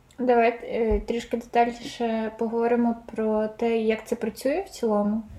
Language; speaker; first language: Ukrainian; non-native, local second language; Russian